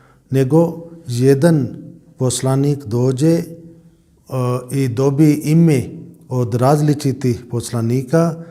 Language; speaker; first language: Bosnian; non-native, learner; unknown